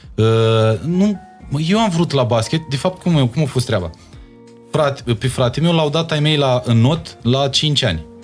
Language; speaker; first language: Romanian; native; Romanian